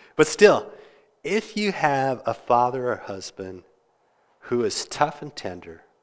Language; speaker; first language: English; native; English